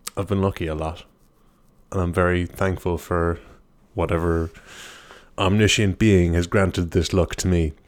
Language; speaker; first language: English; native; English